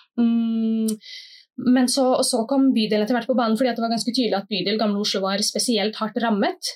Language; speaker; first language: Norwegian; early bilingual, other home language; Somali